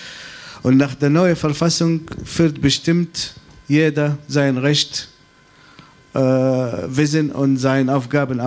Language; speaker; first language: German; non-native, fluent; Arabic